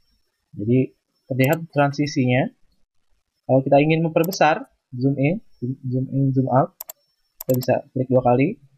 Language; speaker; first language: Indonesian; native; Indonesian